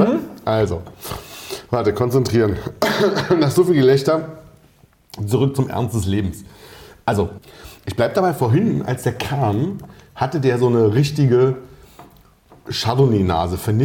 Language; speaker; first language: German; native; German